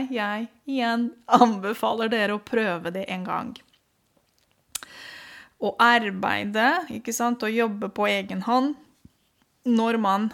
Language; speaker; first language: Norwegian; non-native, fluent; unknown